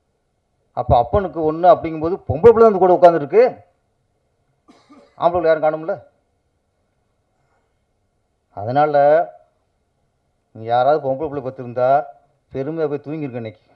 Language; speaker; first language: Tamil; native; Tamil